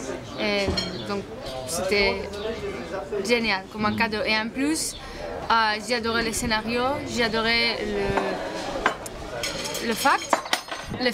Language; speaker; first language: French; non-native, fluent; Spanish